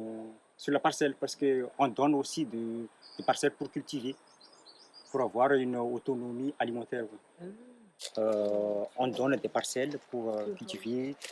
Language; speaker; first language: French; non-native, local second language; Malagasy